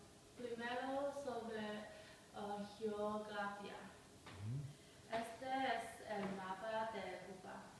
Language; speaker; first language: Spanish; non-native, learner; English